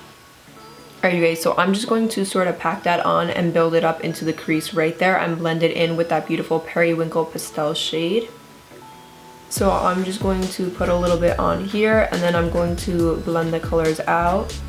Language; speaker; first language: English; native; English